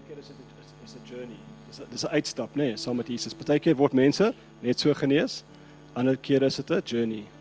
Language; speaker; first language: Afrikaans; non-native, local second language; English